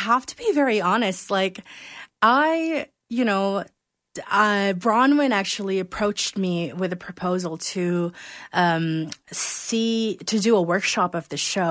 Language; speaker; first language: English; non-native, local second language; Filipino